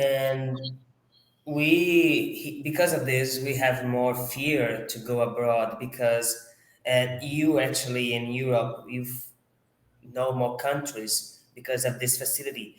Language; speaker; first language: English; non-native, fluent; Portuguese